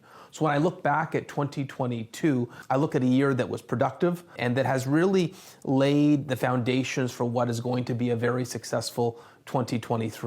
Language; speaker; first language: English; native; English